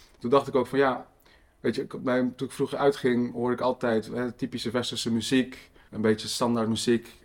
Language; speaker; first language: Dutch; early bilingual, other home language; Riffian